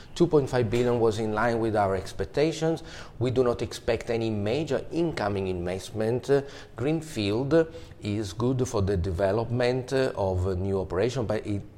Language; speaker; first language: English; non-native, fluent; Italian